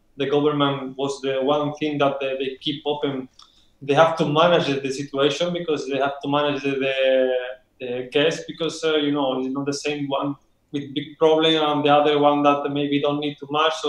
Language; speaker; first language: English; non-native, learner; Spanish